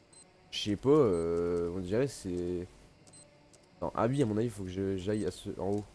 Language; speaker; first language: French; native; French